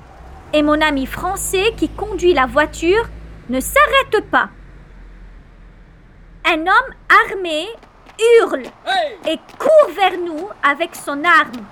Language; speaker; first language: French; non-native, local second language; Arabic